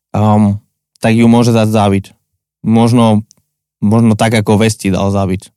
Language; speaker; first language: Slovak; non-native, fluent; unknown